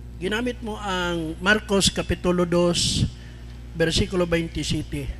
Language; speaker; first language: Filipino; non-native, local second language; Cebuano